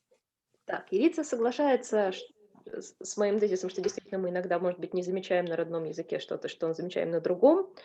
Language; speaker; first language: Russian; native; Russian